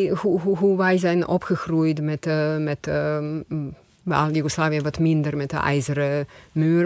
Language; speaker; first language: Dutch; non-native, fluent; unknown